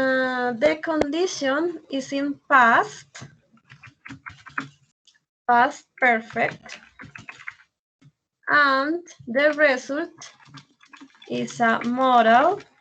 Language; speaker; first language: English; non-native, learner; Spanish